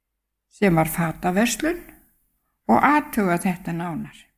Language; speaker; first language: Icelandic; native; Icelandic